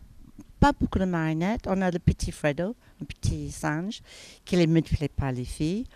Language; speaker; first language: French; non-native, fluent; English